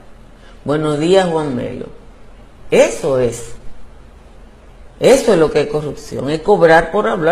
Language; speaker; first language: Spanish; native; Spanish